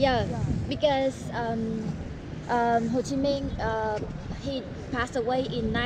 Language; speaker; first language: English; non-native, learner; Vietnamese